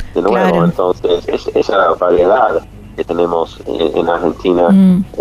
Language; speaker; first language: Spanish; non-native, fluent; English